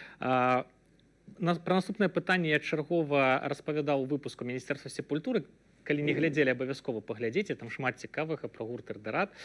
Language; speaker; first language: Belarusian; native; Belarusian